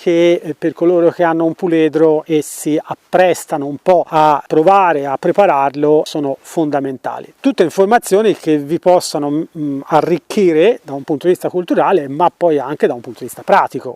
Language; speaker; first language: Italian; native; Italian